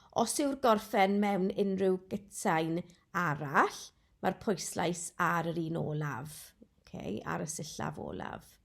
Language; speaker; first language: Welsh; non-native, local second language; English